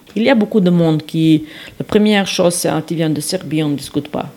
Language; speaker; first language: French; non-native, learner; Serbian